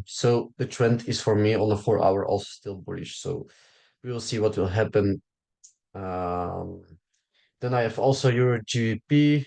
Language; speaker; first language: English; non-native, fluent; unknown